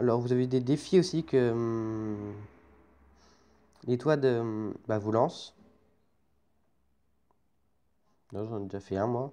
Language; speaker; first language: French; native; French